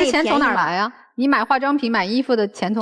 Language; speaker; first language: Chinese; native; Chinese